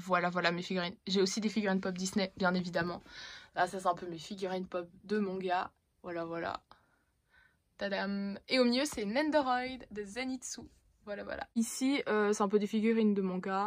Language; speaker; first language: French; native; French